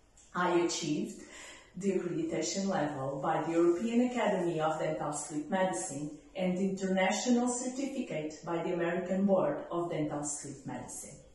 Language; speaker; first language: English; non-native, fluent; Portuguese